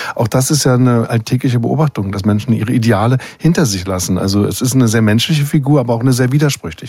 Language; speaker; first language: German; native; German